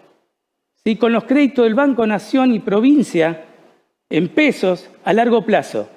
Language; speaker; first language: Spanish; native; Spanish